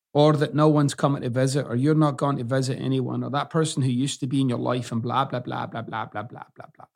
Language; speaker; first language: English; native; English